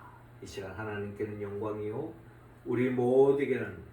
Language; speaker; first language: Korean; native; Korean